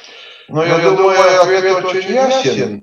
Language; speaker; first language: Russian; non-native, local second language; Latvian